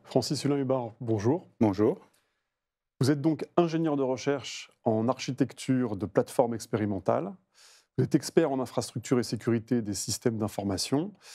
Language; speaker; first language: French; native; French